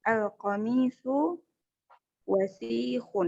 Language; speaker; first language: Arabic; non-native, learner; Indonesian